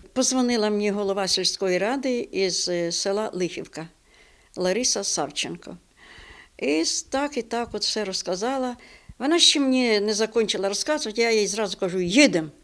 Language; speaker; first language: Ukrainian; non-native, local second language; Russian